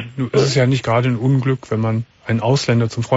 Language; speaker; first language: German; native; German